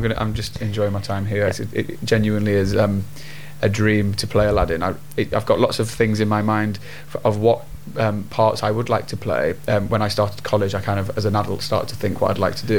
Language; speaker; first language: English; native; English